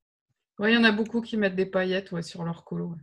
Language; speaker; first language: French; native; French